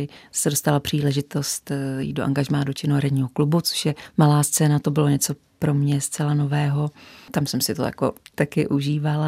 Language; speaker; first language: Czech; native; Czech